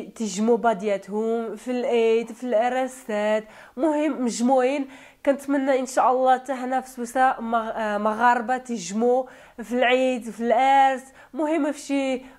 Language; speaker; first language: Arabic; non-native, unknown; Turkish